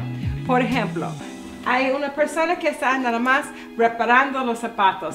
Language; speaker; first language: Spanish; non-native, learner; English